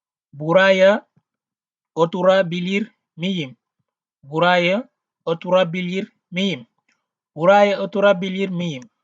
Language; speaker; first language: Turkish; non-native, learner; Wolof